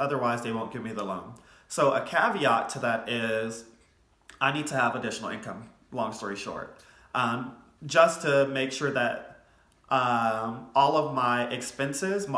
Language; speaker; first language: English; native; English